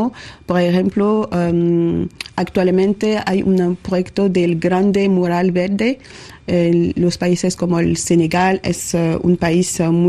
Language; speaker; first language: Spanish; non-native, learner; French